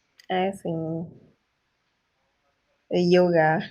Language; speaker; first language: English; non-native, learner; Vietnamese